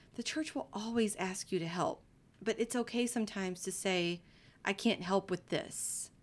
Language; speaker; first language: English; native; English